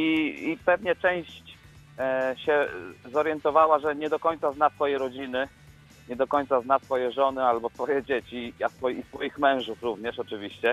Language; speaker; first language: Polish; native; Polish